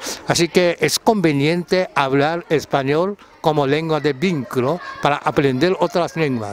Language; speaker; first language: Spanish; non-native, fluent; Japanese